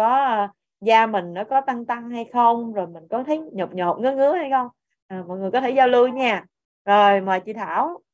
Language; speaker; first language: Vietnamese; native; Vietnamese